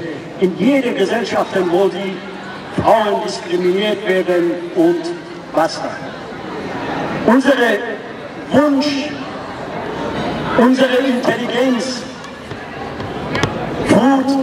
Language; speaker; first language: German; non-native, fluent; Persian